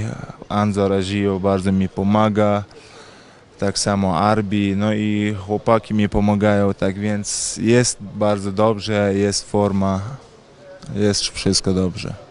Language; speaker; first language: Polish; non-native, fluent; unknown